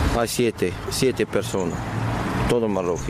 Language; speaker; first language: Spanish; non-native, learner; Arabic